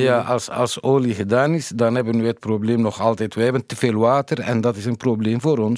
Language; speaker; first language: Dutch; non-native, fluent; Kurdish